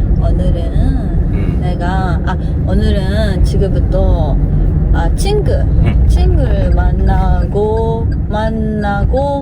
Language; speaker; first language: Korean; non-native, learner; Japanese